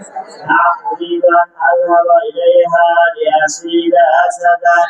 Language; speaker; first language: Arabic; non-native, fluent; Bangla